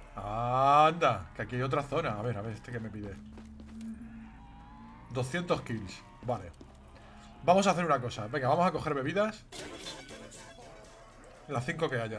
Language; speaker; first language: Spanish; native; Spanish